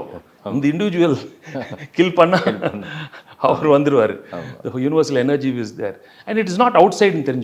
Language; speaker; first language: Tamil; non-native, local second language; Telugu